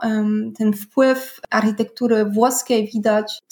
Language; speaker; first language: Polish; non-native, learner; German